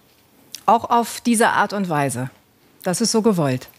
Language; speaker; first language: German; native; German